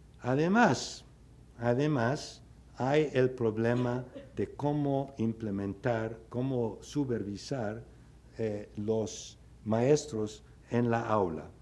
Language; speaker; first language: Spanish; non-native, fluent; English